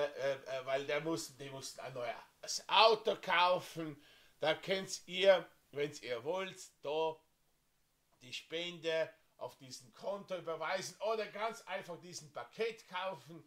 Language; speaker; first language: German; non-native, fluent; Slovenian